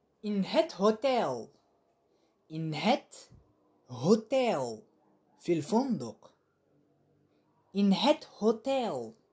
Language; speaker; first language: Dutch; non-native, fluent; Arabic